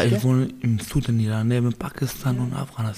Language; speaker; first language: German; non-native, learner; Baluchi